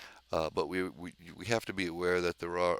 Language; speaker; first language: English; native; English